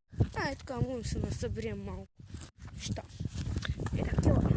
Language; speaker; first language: Bulgarian; native; Bulgarian